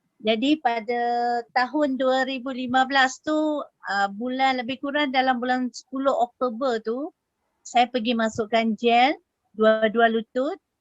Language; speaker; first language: Malay; native; Malay